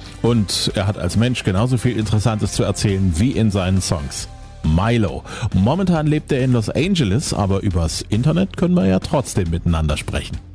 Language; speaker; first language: German; native; German